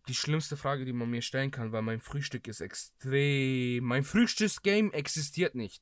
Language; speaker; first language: German; early bilingual, other home language; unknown